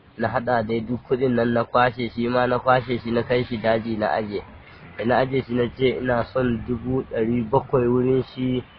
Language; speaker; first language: Hausa; non-native, local second language; Fula